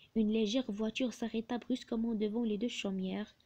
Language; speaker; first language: French; non-native, local second language; Arabic